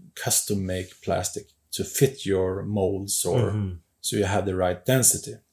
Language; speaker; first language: English; non-native, fluent; Swedish